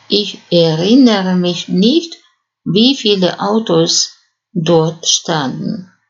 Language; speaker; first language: German; non-native, fluent; Russian